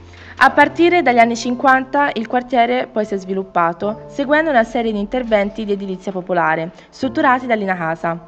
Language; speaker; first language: Italian; native; Italian